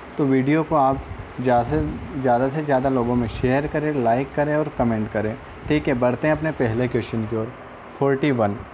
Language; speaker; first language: Hindi; native; Hindi